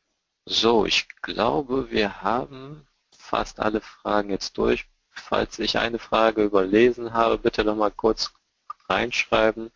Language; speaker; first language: German; native; German